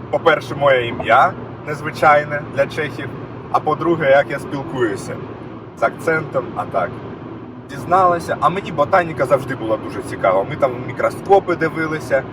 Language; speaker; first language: Ukrainian; native; Ukrainian